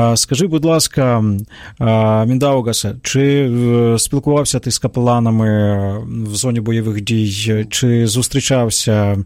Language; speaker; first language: Ukrainian; native; Ukrainian